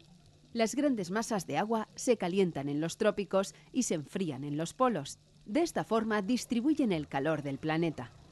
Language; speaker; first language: Spanish; native; Spanish